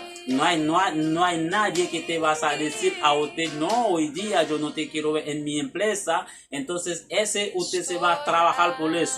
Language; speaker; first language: Spanish; non-native, learner; Haitian Creole